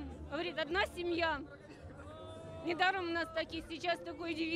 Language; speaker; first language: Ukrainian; non-native, local second language; Russian